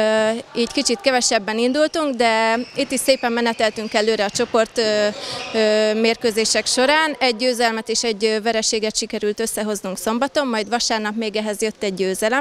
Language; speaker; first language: Hungarian; native; Hungarian